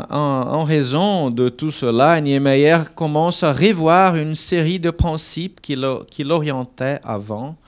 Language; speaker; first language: French; non-native, fluent; Portuguese